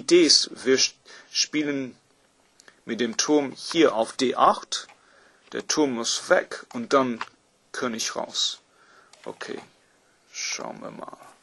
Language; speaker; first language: German; non-native, fluent; English